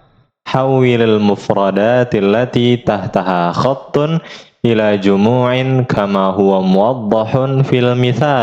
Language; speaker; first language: Arabic; non-native, fluent; Indonesian